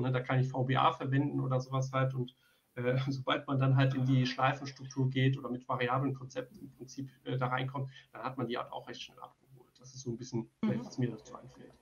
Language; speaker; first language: German; native; German